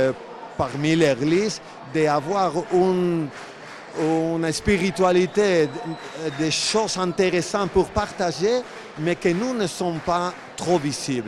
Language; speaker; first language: French; non-native, fluent; Spanish